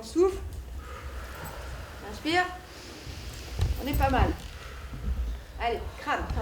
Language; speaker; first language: French; native; French